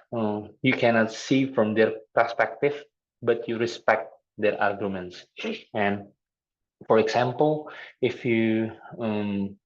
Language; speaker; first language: English; non-native, fluent; Indonesian